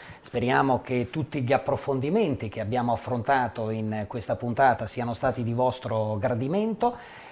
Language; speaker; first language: Italian; native; Italian